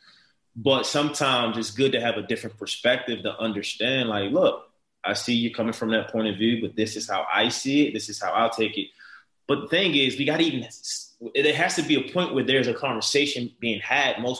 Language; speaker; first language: English; native; English